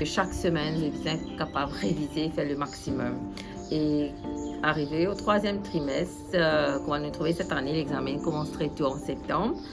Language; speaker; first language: French; non-native, local second language; Morisyen